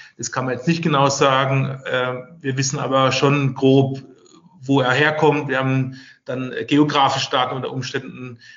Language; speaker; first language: German; native; German